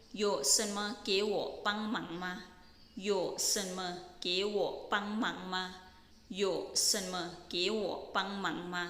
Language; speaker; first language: Chinese; non-native, fluent; Thai